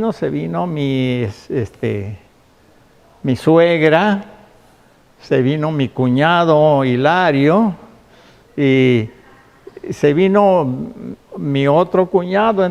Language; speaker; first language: Spanish; native; Spanish